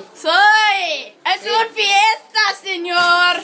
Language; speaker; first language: Spanish; non-native, learner; English